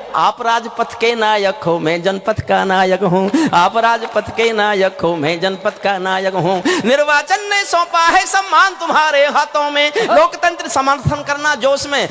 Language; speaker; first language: Hindi; native; Hindi